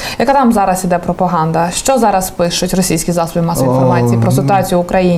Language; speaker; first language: Ukrainian; native; Ukrainian